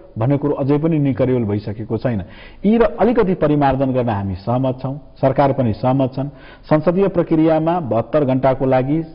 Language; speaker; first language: Nepali; non-native, local second language; Maithili